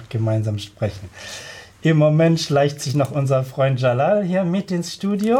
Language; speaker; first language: German; native; German